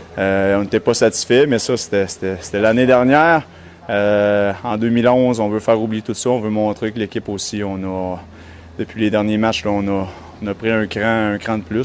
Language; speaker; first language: French; native; French